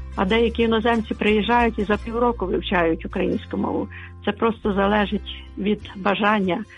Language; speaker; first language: Ukrainian; native; Ukrainian